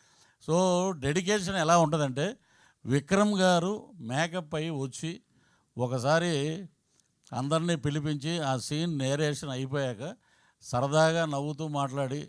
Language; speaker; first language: Telugu; native; Telugu